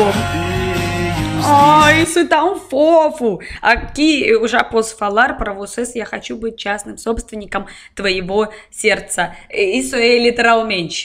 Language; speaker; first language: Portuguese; non-native, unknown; Russian